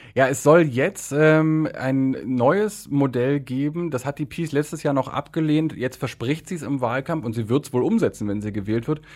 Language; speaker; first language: German; native; German